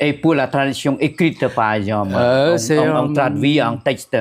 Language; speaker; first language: French; non-native, fluent; Khmer